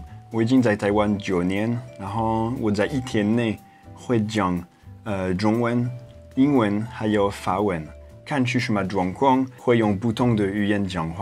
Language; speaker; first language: Chinese; non-native, fluent; French